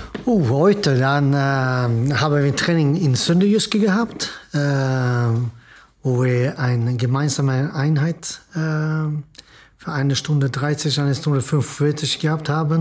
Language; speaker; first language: German; non-native, fluent; Swedish